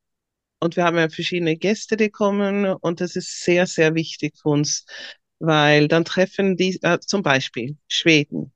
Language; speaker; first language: German; non-native, fluent; Swedish